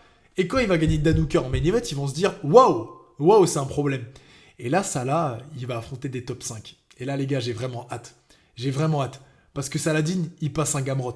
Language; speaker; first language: French; native; French